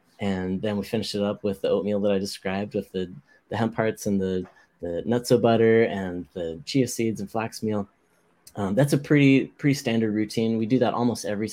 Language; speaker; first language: English; native; English